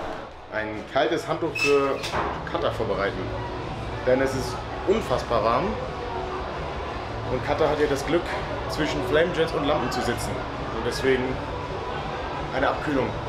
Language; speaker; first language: German; native; German